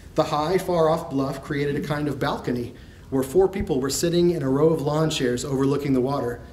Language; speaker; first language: English; native; English